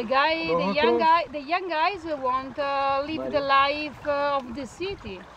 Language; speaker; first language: English; non-native, learner; Italian